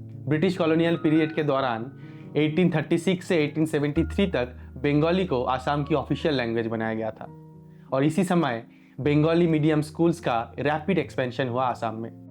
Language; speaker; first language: Hindi; native; Hindi